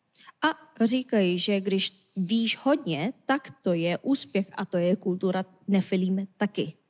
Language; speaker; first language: Czech; non-native, fluent; Korean